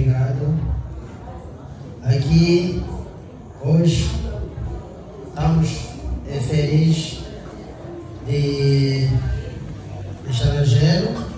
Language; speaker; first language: Portuguese; non-native, learner; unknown